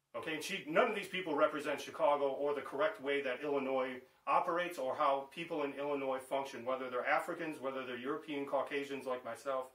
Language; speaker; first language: English; native; English